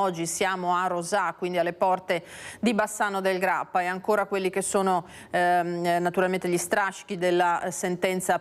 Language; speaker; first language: Italian; native; Italian